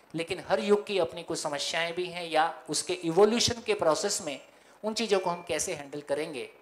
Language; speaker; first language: Hindi; native; Hindi